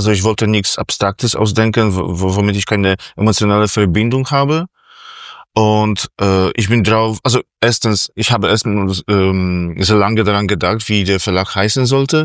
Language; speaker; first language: German; non-native, fluent; Polish